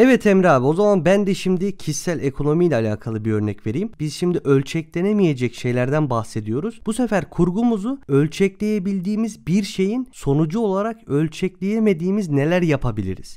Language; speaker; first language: Turkish; native; Turkish